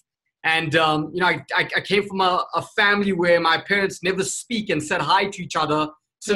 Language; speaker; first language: English; native; English